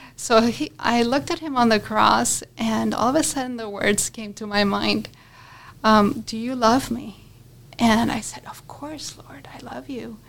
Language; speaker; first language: English; non-native, fluent; Spanish